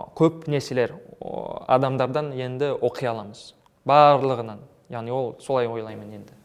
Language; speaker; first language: Kazakh; non-native, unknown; French